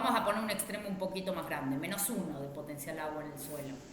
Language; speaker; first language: Spanish; native; Spanish